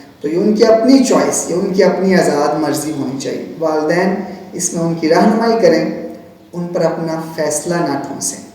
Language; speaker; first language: Urdu; non-native, local second language; Punjabi